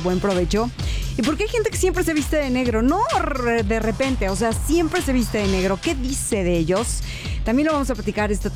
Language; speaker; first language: Spanish; native; Spanish